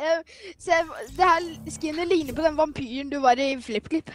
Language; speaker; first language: Norwegian; native; Norwegian